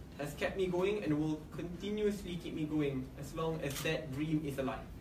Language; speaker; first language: English; non-native, local second language; Malay